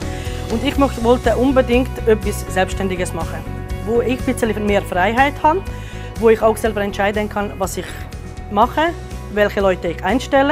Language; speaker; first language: German; non-native, fluent; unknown